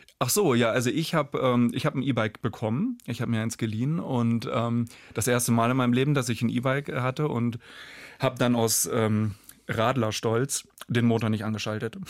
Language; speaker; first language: German; native; German